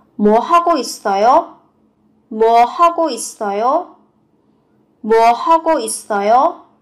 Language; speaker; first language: Korean; non-native, fluent; Vietnamese